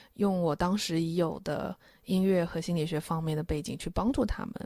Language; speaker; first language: Chinese; native; Chinese